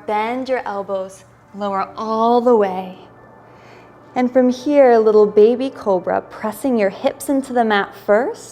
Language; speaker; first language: English; native; English